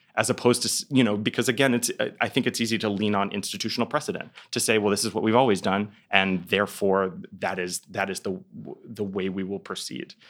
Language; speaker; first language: English; native; English